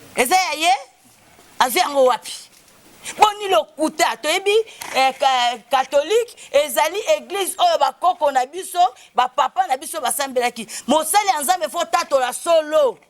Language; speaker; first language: Lingala; non-native, local second language; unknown